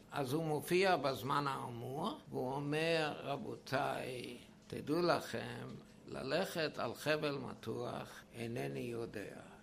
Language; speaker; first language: Hebrew; non-native, fluent; German